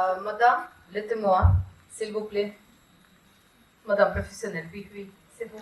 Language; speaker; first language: French; non-native, learner; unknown